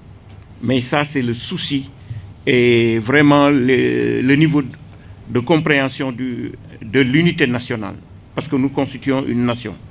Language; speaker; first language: French; non-native, local second language; Wolof